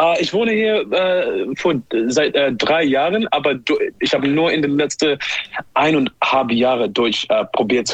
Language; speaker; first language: German; non-native, learner; English